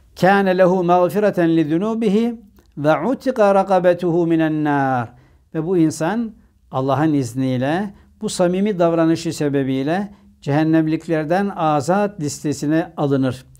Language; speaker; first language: Turkish; native; Turkish